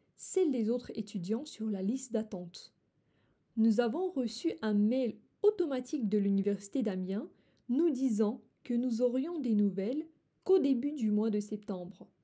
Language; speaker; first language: French; non-native, fluent; Russian